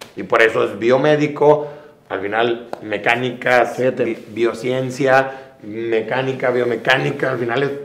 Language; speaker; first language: Spanish; native; Spanish